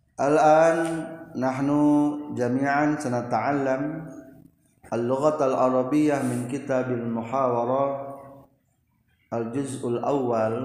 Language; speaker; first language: Arabic; non-native, fluent; Indonesian